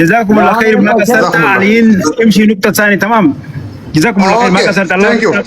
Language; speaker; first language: Arabic; non-native, learner; Oromo